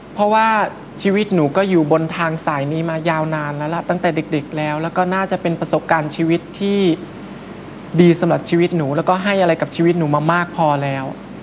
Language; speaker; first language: Thai; native; Thai